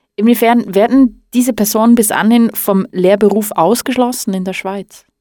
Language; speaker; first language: German; native; German